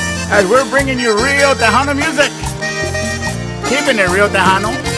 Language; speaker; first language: English; early bilingual, other home language; Spanish